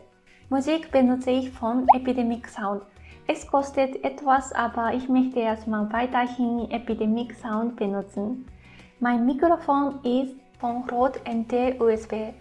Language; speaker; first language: German; non-native, fluent; Japanese